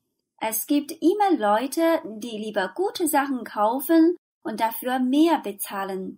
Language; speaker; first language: German; non-native, fluent; Chinese